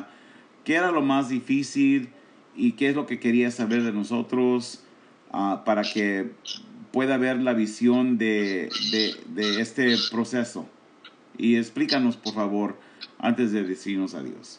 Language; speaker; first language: Spanish; early bilingual, heritage; Spanish